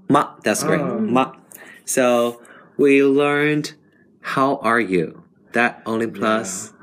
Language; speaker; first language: English; non-native, fluent; Chinese